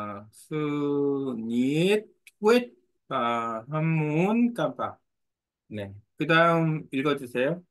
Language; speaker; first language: Korean; native; Korean